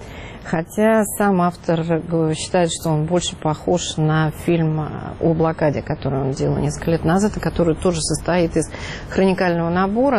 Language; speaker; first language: Russian; native; Russian